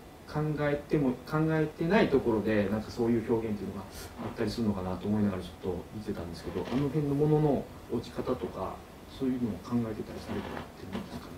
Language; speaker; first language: Japanese; native; Japanese